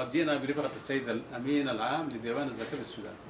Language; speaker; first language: Arabic; native; Arabic